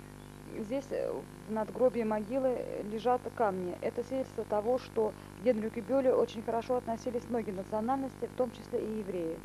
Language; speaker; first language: Russian; native; Russian